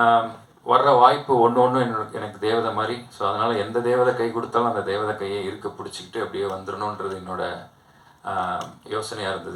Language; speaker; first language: Tamil; native; Tamil